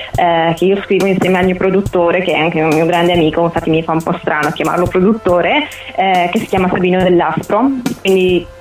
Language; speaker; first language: Italian; native; Italian